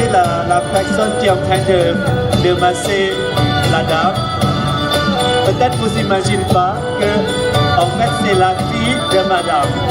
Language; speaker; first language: French; non-native, fluent; Thai